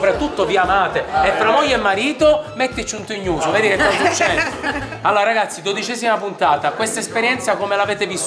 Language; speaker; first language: Italian; native; Italian